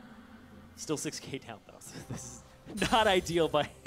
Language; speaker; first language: English; native; English